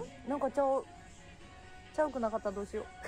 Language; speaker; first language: Japanese; native; Japanese